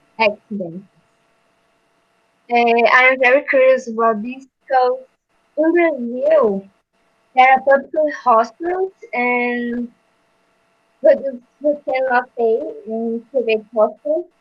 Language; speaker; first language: English; non-native, learner; Portuguese